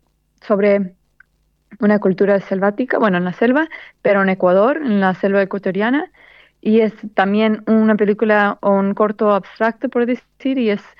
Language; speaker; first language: Spanish; early bilingual, heritage; Spanish